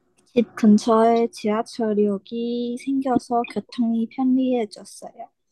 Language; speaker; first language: Korean; non-native, learner; Chinese